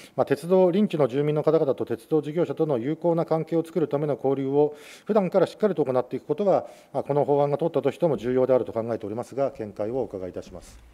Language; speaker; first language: Japanese; native; Japanese